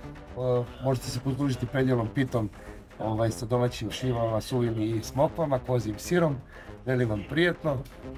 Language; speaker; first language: Serbian; native; Serbian